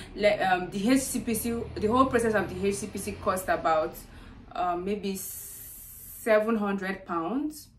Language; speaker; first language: English; non-native, local second language; Yoruba